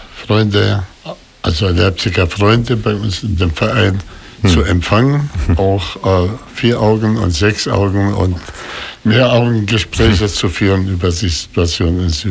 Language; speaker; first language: German; non-native, fluent; Arabic